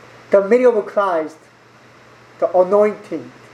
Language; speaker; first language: English; non-native, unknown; Korean